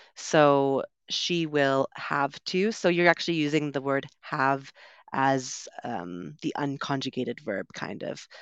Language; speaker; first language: English; native; English